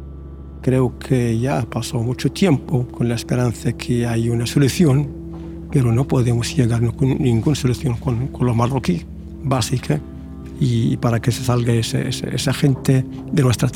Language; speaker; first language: Spanish; non-native, fluent; Arabic